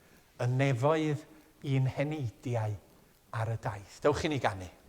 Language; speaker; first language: Welsh; native; Welsh